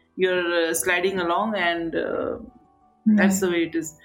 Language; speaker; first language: English; non-native, local second language; Nepali